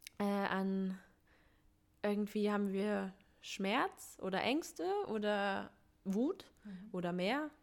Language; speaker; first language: German; early bilingual, other home language; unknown